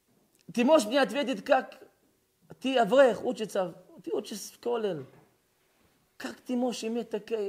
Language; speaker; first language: Russian; early bilingual, heritage; Russian